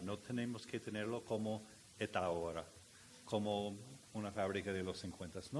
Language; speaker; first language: Spanish; non-native, learner; English